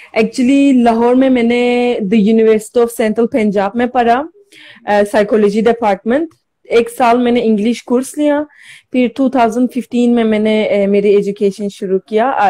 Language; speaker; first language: Hindi; non-native, learner; Turkish